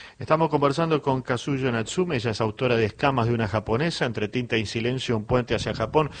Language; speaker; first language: Spanish; native; Spanish